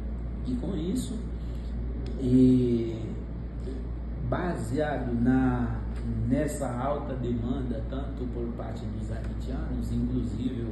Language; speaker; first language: Portuguese; non-native, fluent; Haitian Creole